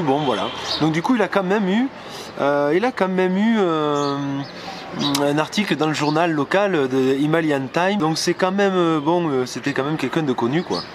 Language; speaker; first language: French; native; French